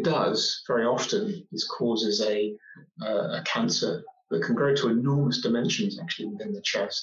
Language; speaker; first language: English; native; English